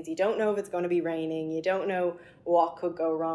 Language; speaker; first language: English; native; English